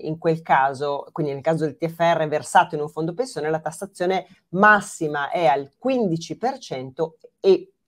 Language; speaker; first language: Italian; native; Italian